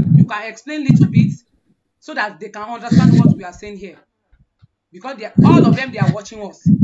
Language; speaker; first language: English; non-native, local second language; Yoruba